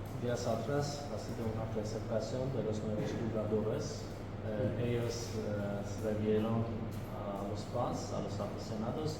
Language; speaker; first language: Spanish; non-native, fluent; Armenian